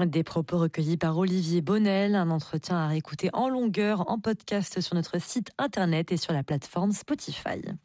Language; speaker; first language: French; native; French